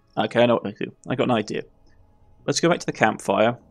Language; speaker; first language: English; native; English